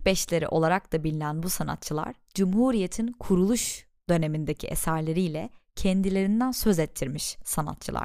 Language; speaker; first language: Turkish; native; Turkish